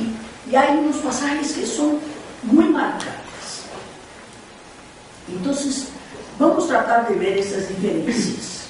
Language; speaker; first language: Spanish; non-native, fluent; Portuguese